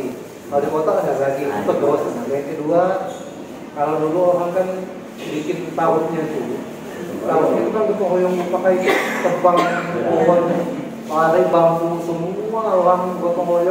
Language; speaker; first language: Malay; non-native, local second language; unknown